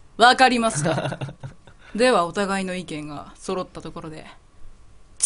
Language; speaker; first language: Japanese; native; Japanese